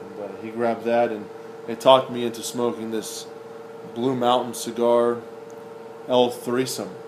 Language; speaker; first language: English; native; English